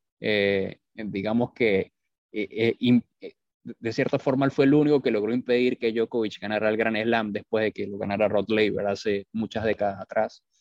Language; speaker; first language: Spanish; native; Spanish